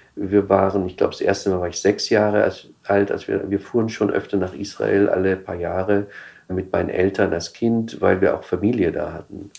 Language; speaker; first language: German; native; German